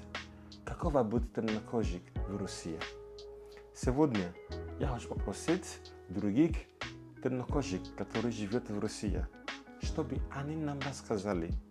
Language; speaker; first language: Russian; non-native, learner; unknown